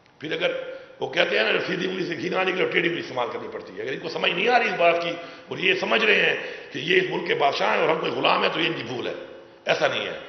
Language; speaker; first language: Urdu; non-native, local second language; Pashto